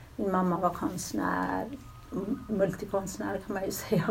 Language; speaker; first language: Swedish; early bilingual, other home language; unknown